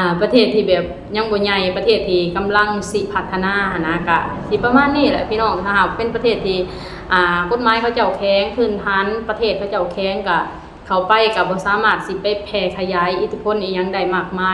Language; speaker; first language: Thai; non-native, local second language; Lao